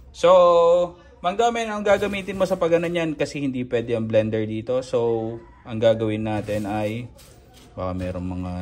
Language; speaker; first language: Filipino; non-native, local second language; Iloko